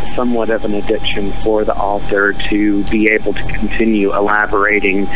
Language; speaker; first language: English; native; English